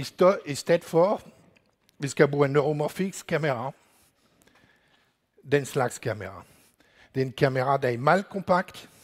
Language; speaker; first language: Danish; non-native, learner; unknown